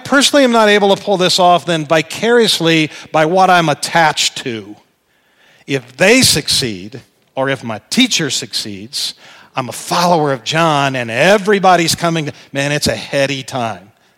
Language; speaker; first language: English; native; English